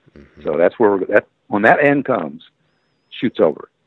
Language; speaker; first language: English; native; English